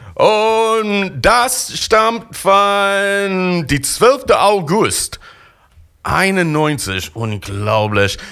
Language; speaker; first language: German; non-native, learner; English